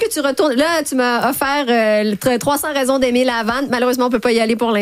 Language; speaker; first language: French; native; French